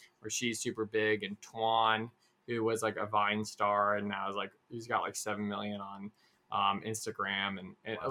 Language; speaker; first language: English; native; English